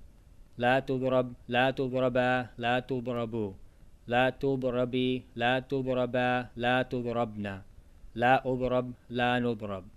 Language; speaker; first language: Arabic; non-native, fluent; English